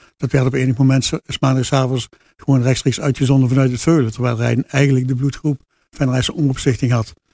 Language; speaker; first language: Dutch; native; Dutch